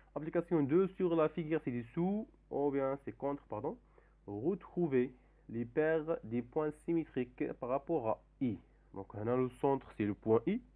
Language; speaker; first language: French; non-native, local second language; Arabic